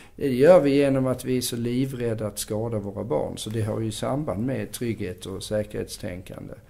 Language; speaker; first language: Swedish; native; Swedish